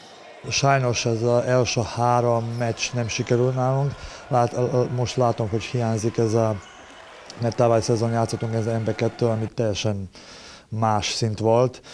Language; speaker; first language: Hungarian; non-native, learner; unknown